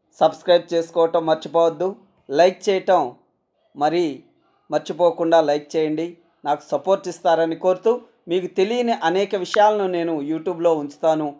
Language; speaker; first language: Telugu; native; Telugu